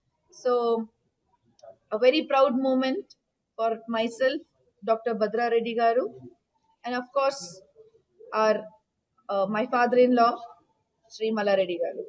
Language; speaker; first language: English; non-native, local second language; Telugu